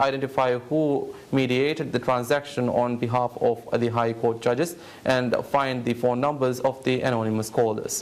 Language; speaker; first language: English; non-native, local second language; Divehi